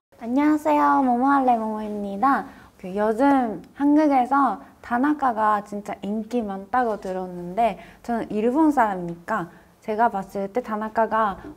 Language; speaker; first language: Korean; non-native, fluent; Japanese